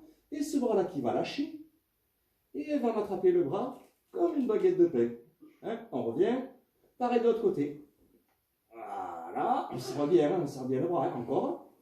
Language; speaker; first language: French; native; French